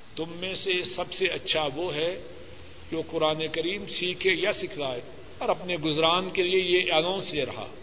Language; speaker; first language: Urdu; non-native, local second language; Punjabi